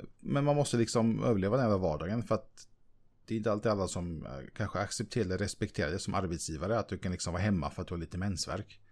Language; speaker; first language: Swedish; native; Swedish